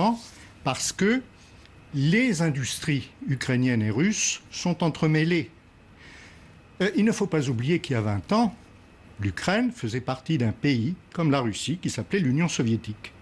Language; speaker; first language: French; native; French